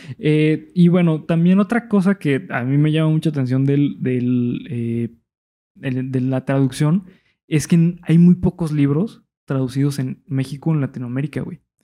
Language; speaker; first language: Spanish; native; Spanish